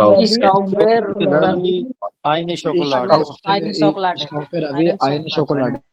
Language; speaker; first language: German; non-native, learner; Hindi